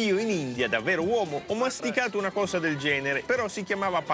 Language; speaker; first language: Italian; native; Italian